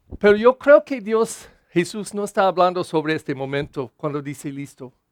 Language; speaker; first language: Spanish; non-native, learner; English